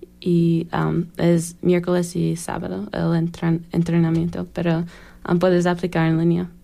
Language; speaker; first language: Spanish; non-native, learner; English